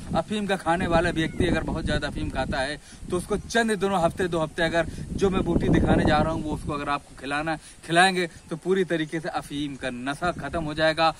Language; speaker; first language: Hindi; native; Hindi